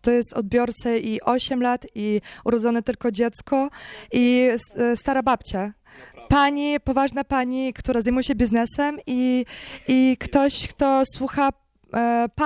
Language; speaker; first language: Polish; non-native, learner; Ukrainian